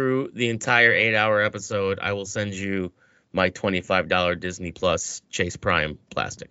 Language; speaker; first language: English; native; English